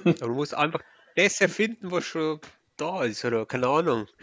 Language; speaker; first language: German; native; German